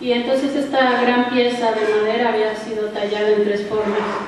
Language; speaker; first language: Spanish; native; Spanish